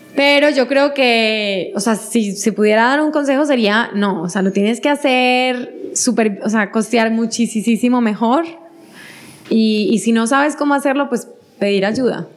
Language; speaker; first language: Spanish; native; Spanish